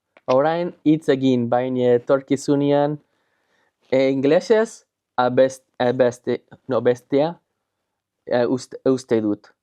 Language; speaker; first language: Basque; non-native, learner; English